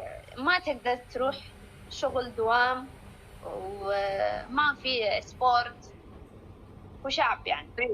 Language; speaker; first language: Arabic; non-native, learner; Oromo